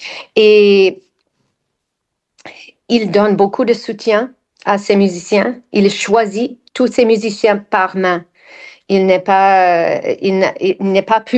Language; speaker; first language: French; non-native, fluent; English